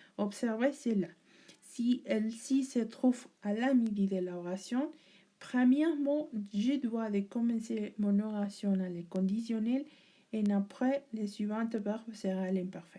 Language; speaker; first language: French; non-native, learner; Spanish